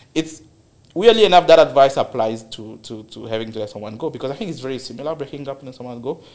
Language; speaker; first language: English; non-native, fluent; French